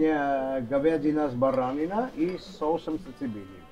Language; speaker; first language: Russian; non-native, fluent; Armenian